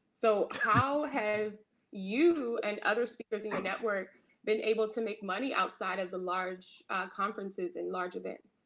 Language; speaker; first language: English; native; English